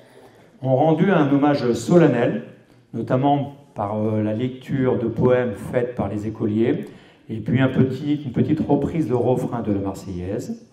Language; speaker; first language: French; native; French